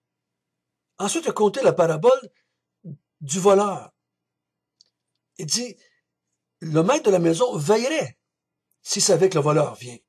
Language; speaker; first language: French; native; French